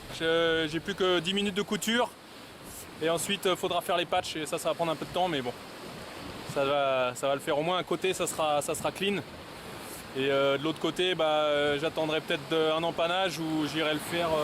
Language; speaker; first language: French; native; French